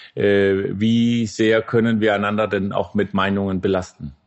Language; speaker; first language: German; non-native, fluent; Danish